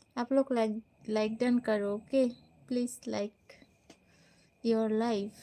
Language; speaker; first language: Hindi; non-native, local second language; Bangla